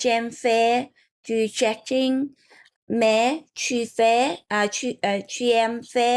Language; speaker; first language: French; non-native, learner; Vietnamese